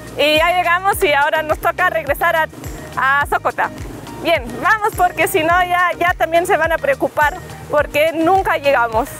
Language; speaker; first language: Spanish; native; Spanish